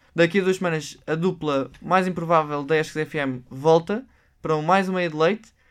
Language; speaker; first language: Portuguese; native; Portuguese